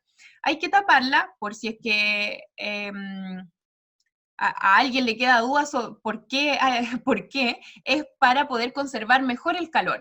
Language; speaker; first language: Spanish; native; Spanish